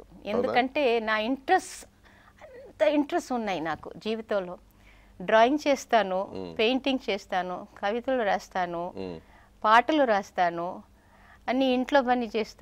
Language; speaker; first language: Telugu; non-native, local second language; Tamil